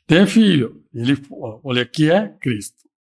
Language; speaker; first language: Portuguese; non-native, fluent; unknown